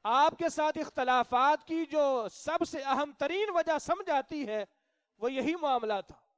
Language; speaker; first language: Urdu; non-native, local second language; Punjabi